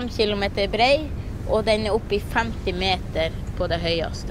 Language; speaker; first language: Norwegian; native; Norwegian